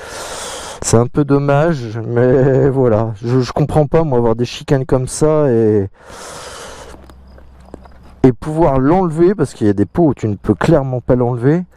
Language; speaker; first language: French; native; French